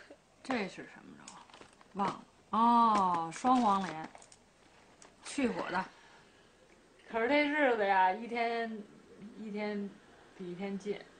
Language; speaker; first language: Chinese; native; Chinese